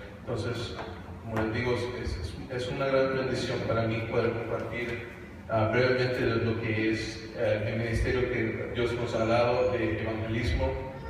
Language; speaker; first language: Spanish; early bilingual, heritage; Spanish